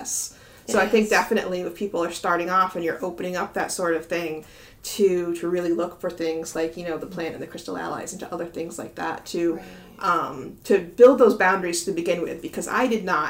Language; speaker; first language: English; native; English